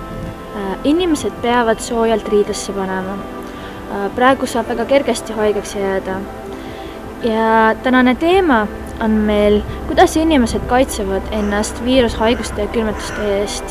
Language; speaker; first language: Estonian; non-native, local second language; Russian